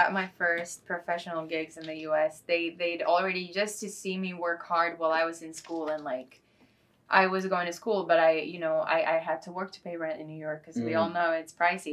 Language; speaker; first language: English; non-native, fluent; Spanish